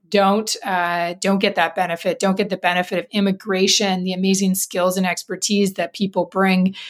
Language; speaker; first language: English; native; English